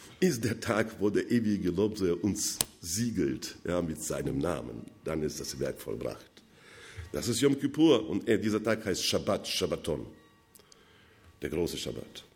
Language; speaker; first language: German; non-native, fluent; Russian